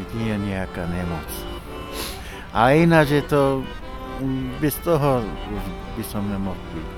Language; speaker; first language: Czech; non-native, local second language; Slovak